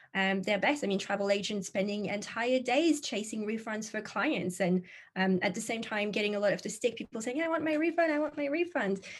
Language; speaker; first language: English; non-native, fluent; French